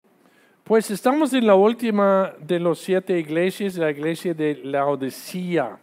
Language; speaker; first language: Spanish; non-native, fluent; English